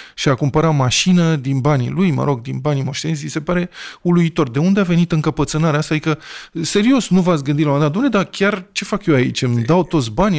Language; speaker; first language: Romanian; native; Romanian